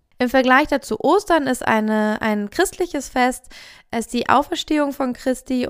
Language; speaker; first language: German; native; German